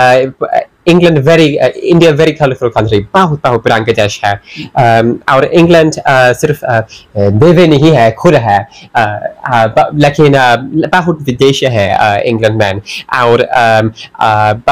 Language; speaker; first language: Hindi; non-native, learner; English